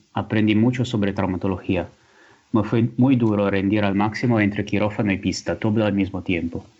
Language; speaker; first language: Spanish; non-native, fluent; Italian